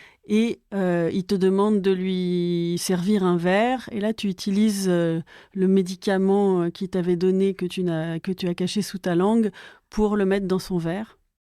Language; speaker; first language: French; native; French